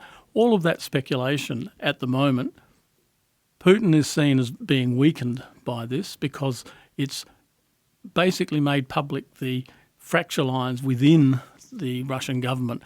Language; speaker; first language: English; native; English